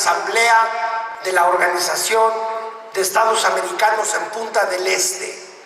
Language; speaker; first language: Spanish; native; Spanish